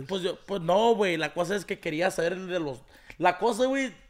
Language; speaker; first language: Spanish; early bilingual, heritage; Spanish